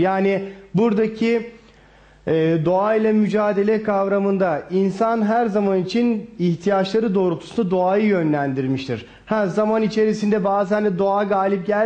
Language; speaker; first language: Turkish; native; Turkish